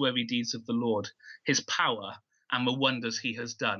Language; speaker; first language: English; native; English